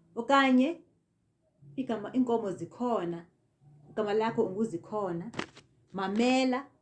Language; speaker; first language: Zulu; non-native, local second language; Xhosa